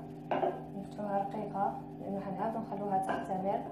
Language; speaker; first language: Arabic; native; Arabic